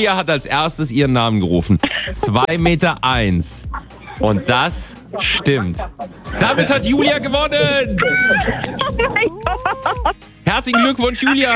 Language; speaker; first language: German; native; German